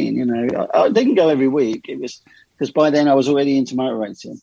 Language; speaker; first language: English; native; English